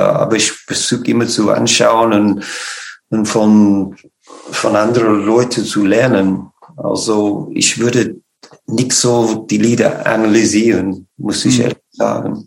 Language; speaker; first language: German; non-native, fluent; English